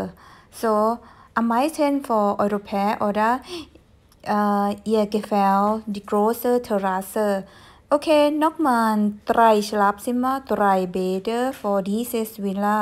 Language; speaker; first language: German; non-native, fluent; Thai